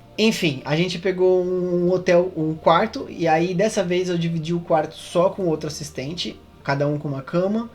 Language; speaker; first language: Portuguese; native; Portuguese